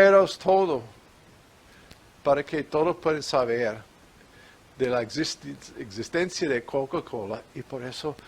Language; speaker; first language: Spanish; non-native, fluent; English